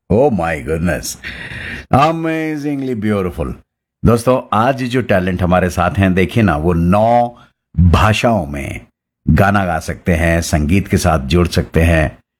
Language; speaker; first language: Hindi; native; Hindi